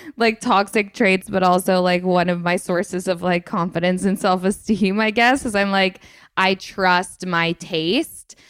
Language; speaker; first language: English; native; English